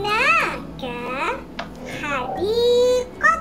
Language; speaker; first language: Arabic; non-native, learner; Malay